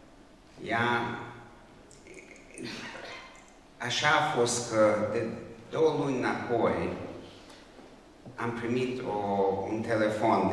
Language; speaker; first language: Romanian; non-native, local second language; Hungarian